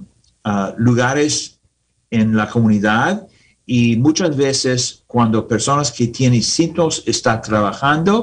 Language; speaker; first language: Spanish; non-native, learner; English